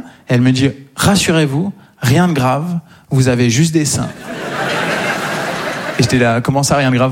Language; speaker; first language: French; native; French